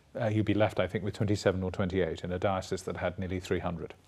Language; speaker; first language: English; native; English